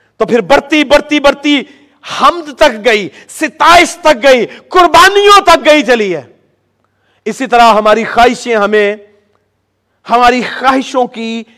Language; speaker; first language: Urdu; native; Urdu